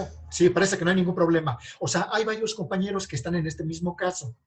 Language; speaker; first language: Spanish; native; Spanish